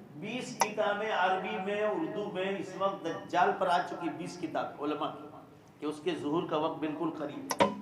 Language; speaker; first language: Urdu; non-native, local second language; Gujarati